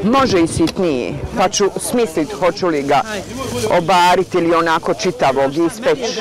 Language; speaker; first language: Bosnian; native; Bosnian